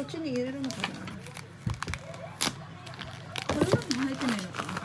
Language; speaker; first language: Japanese; non-native, fluent; Filipino